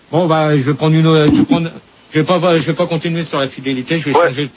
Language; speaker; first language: French; native; French